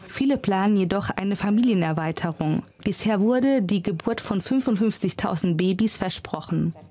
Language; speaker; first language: German; non-native, fluent; Hungarian